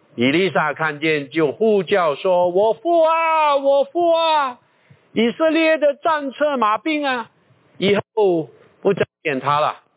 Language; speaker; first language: Chinese; non-native, local second language; Cantonese